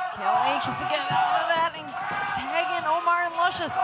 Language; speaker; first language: English; native; English